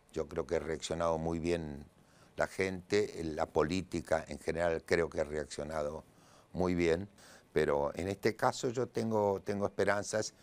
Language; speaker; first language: Spanish; native; Spanish